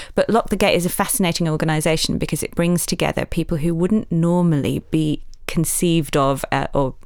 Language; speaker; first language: English; native; English